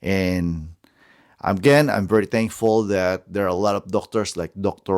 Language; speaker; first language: English; non-native, fluent; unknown